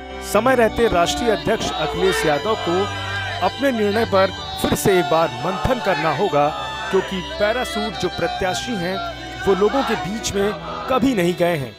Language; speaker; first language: Hindi; native; Hindi